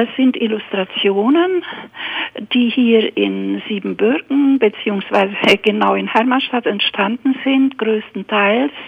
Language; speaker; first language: German; native; German